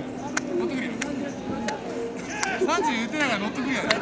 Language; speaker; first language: Japanese; native; Japanese